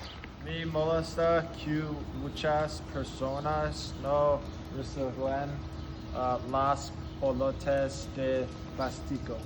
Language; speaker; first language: Spanish; non-native, learner; English